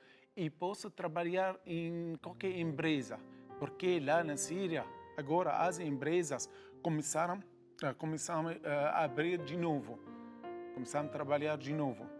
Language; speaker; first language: Portuguese; non-native, learner; Arabic